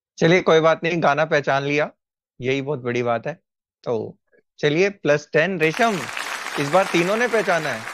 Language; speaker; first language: Hindi; native; Hindi